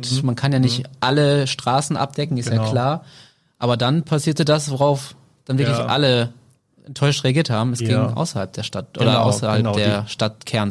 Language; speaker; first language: German; native; German